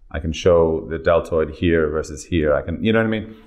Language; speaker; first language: English; native; English